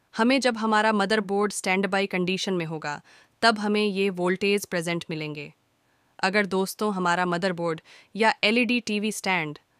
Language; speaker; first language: Hindi; native; Hindi